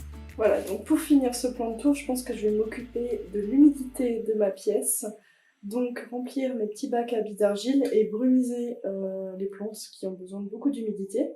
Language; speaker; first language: French; native; French